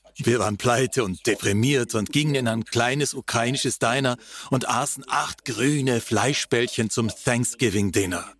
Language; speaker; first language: German; non-native, fluent; English